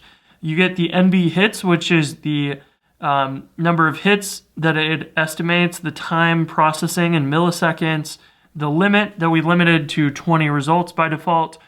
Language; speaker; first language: English; native; English